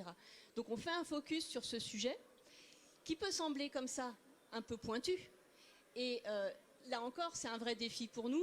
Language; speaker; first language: French; native; French